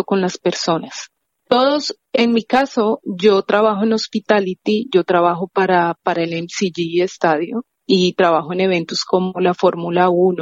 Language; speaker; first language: Spanish; native; Spanish